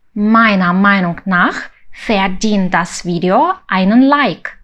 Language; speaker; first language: German; non-native, fluent; Russian